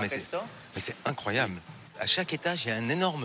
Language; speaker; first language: French; native; French